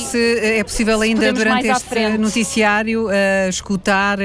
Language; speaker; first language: Portuguese; native; Portuguese